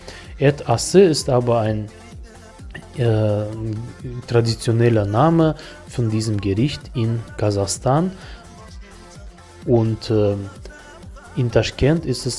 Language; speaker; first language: German; non-native, fluent; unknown